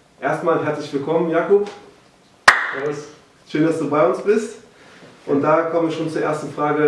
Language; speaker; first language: German; native; German